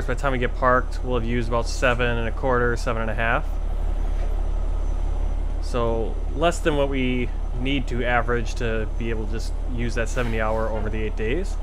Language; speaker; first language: English; native; English